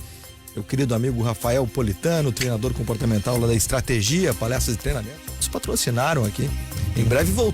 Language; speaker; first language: Portuguese; native; Portuguese